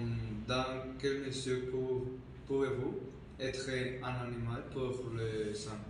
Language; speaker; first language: French; non-native, learner; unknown